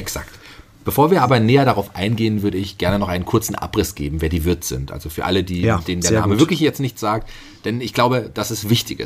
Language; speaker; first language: German; native; German